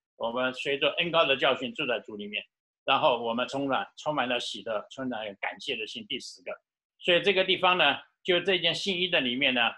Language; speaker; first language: Chinese; native; Chinese